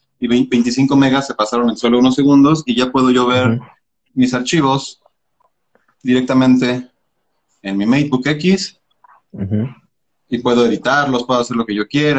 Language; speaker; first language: Spanish; native; Spanish